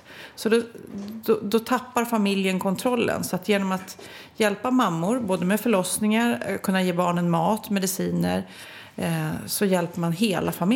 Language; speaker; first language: Swedish; native; Swedish